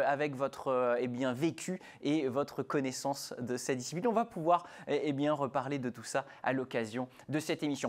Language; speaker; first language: French; native; French